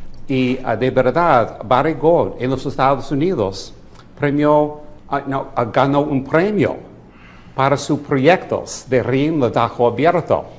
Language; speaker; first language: Spanish; non-native, fluent; English